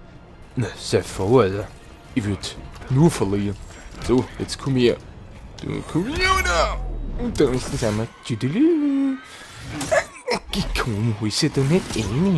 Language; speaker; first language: German; native; German